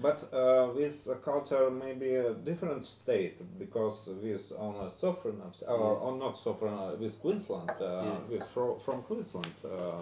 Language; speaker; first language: English; non-native, learner; Russian